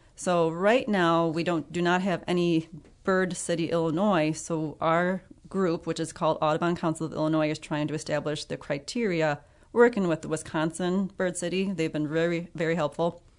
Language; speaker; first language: English; native; English